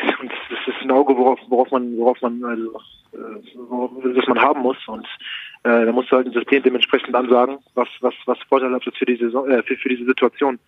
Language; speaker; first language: German; native; German